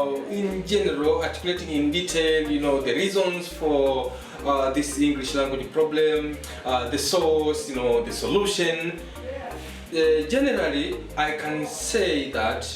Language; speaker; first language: English; non-native, local second language; Swahili